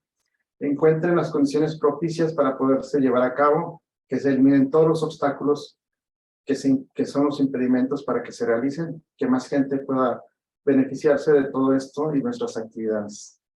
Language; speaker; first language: Spanish; native; Spanish